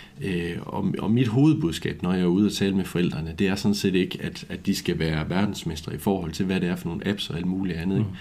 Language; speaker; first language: Danish; native; Danish